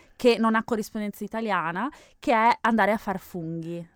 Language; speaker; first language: Italian; native; Italian